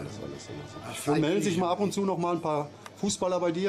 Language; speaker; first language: German; native; German